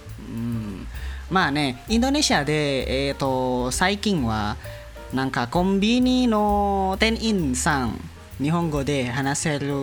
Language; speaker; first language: Japanese; non-native, learner; Indonesian